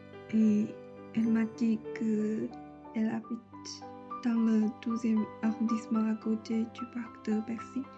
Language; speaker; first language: French; non-native, learner; Chinese